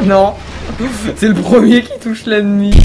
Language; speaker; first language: French; native; French